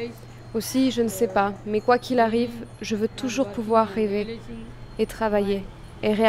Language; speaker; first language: French; non-native, fluent; Malayalam